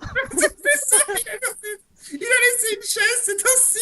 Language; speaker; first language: French; native; French